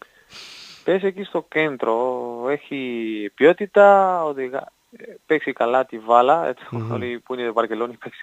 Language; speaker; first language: Greek; non-native, learner; Spanish